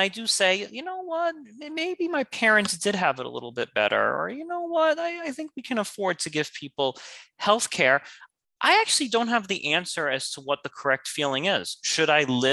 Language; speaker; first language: English; native; English